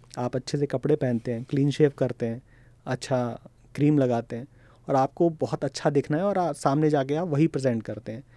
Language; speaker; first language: Hindi; native; Hindi